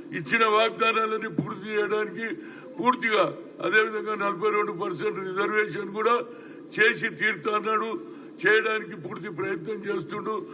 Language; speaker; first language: Telugu; native; Telugu